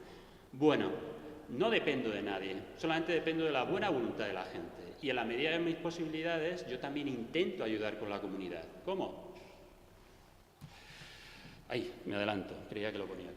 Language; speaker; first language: Spanish; native; Spanish